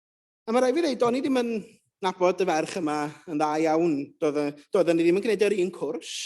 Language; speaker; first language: Welsh; native; Welsh